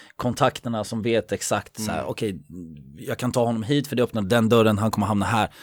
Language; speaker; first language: Swedish; native; Swedish